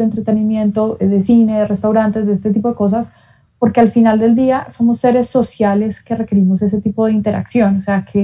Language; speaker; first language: Spanish; native; Spanish